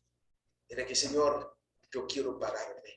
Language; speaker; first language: Spanish; non-native, fluent; Haitian Creole